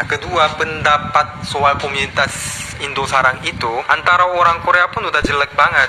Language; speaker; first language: Indonesian; non-native, fluent; Korean